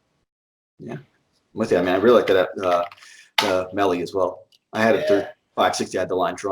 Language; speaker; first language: English; native; English